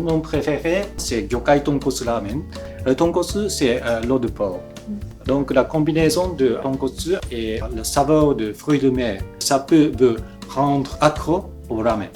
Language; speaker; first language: French; non-native, fluent; Japanese